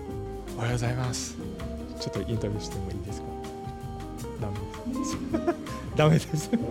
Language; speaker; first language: Japanese; non-native, fluent; Vietnamese